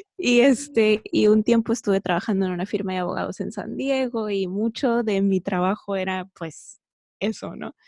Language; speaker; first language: Spanish; early bilingual, heritage; Spanish